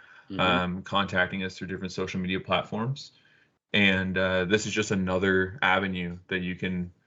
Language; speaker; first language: English; native; English